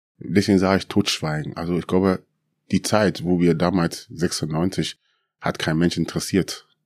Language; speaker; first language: German; early bilingual, other home language; Akan